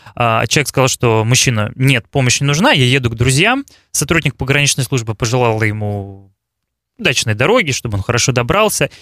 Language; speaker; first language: Russian; native; Russian